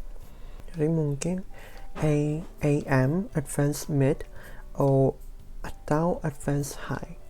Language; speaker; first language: Indonesian; non-native, fluent; Korean